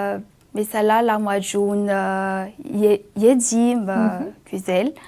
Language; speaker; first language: Turkish; non-native, fluent; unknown